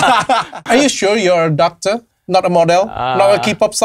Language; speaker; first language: English; non-native, learner; Indonesian